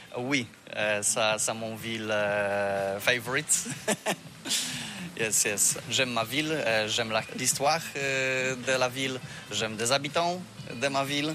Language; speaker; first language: French; non-native, learner; Polish